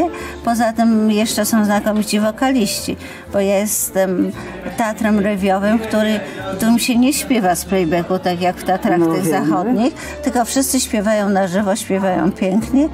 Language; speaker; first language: Polish; native; Polish